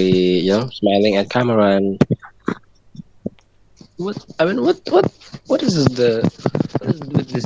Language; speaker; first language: English; non-native, learner; Indonesian